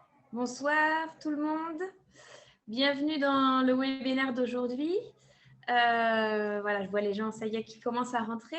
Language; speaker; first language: French; native; French